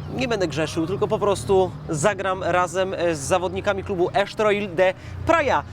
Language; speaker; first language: Polish; native; Polish